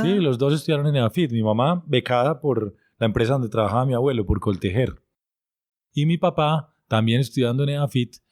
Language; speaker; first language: Spanish; native; Spanish